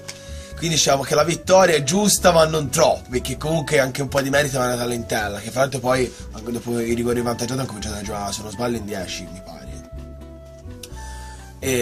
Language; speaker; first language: Italian; native; Italian